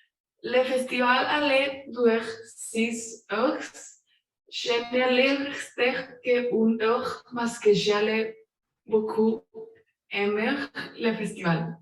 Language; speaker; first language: French; non-native, learner; Spanish